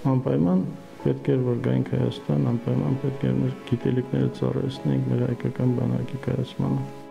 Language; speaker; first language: Armenian; early bilingual, heritage; Armenian